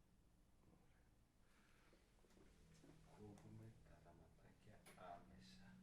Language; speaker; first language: Greek; native; Greek